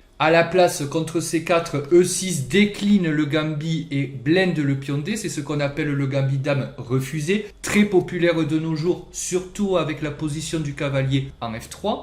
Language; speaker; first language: French; native; French